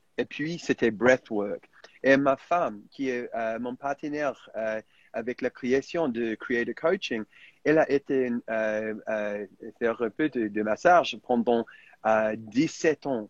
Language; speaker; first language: French; non-native, fluent; English